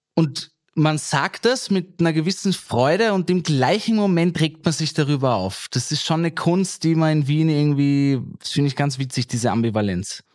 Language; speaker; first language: German; native; German